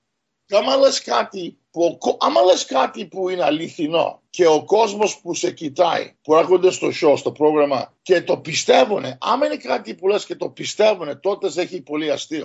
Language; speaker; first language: Greek; early bilingual, heritage; Greek